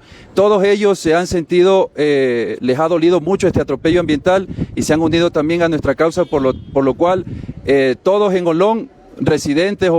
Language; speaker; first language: Spanish; native; Spanish